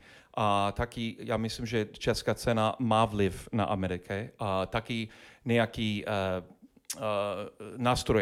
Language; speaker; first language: Czech; non-native, learner; English